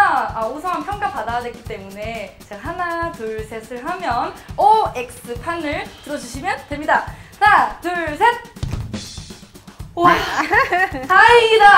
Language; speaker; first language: Korean; non-native, fluent; Thai